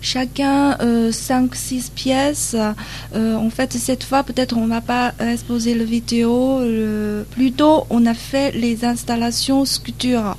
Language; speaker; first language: French; non-native, learner; Chinese